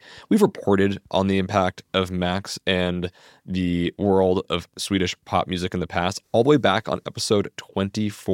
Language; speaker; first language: English; native; English